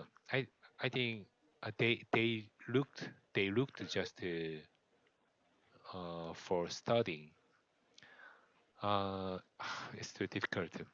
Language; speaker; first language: English; non-native, learner; Korean